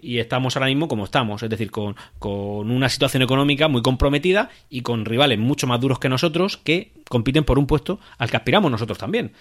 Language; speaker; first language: Spanish; native; Spanish